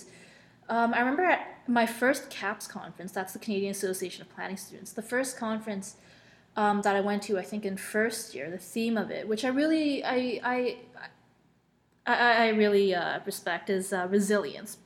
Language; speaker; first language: English; non-native, local second language; Cantonese